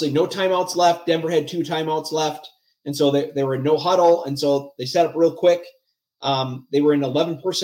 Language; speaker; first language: English; native; English